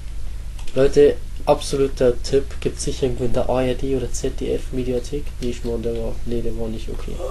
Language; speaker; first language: German; native; German